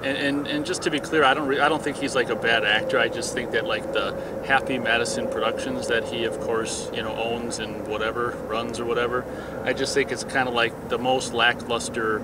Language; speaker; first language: English; native; English